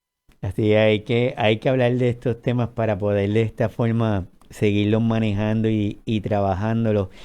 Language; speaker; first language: Spanish; native; Spanish